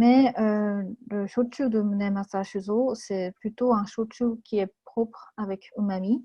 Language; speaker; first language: French; non-native, fluent; Japanese